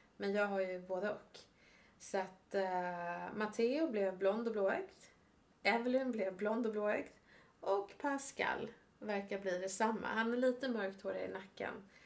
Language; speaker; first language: Swedish; native; Swedish